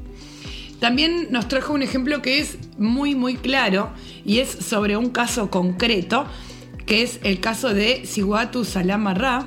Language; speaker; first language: Spanish; native; Spanish